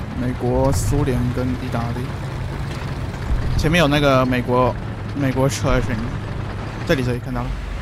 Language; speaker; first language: Chinese; native; Chinese